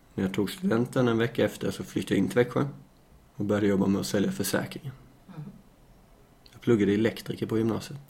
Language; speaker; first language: Swedish; native; Swedish